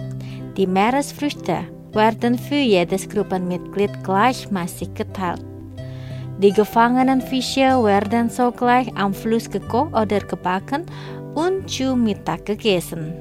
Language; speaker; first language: German; non-native, fluent; Indonesian